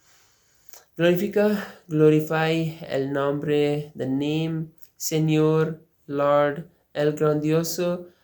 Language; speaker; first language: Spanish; non-native, learner; Urdu